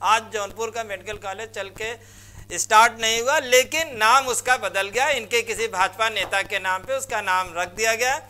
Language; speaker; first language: Hindi; native; Hindi